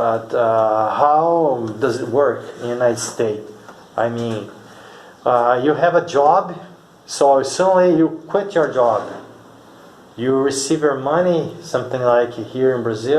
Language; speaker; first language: English; non-native, fluent; Portuguese